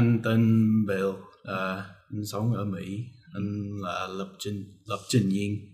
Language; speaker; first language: Vietnamese; non-native, learner; English